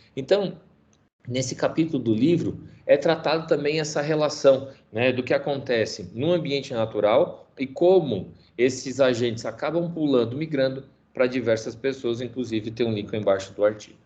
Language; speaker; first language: Portuguese; native; Portuguese